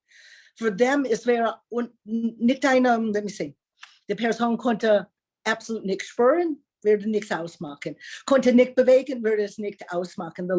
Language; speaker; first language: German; non-native, learner; English